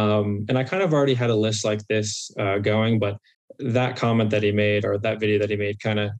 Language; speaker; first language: English; native; English